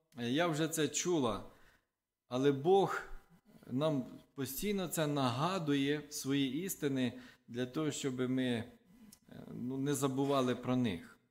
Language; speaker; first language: Ukrainian; non-native, local second language; Russian